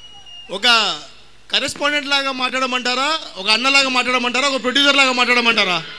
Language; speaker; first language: Telugu; native; Telugu